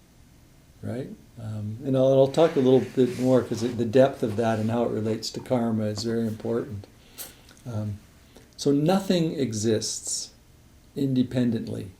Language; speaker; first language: English; native; English